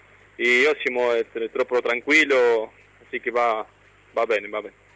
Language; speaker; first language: Italian; non-native, learner; Spanish